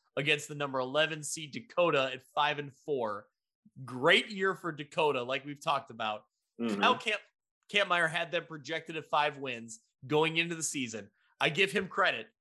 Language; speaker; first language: English; native; English